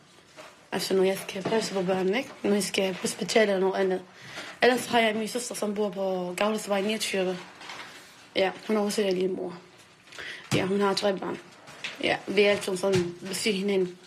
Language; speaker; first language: Danish; non-native, learner; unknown